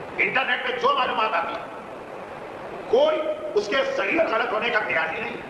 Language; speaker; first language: Urdu; native; Urdu